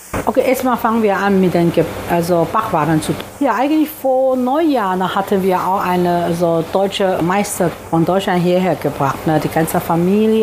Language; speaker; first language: German; non-native, fluent; Chinese